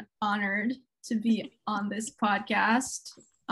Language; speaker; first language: English; non-native, fluent; French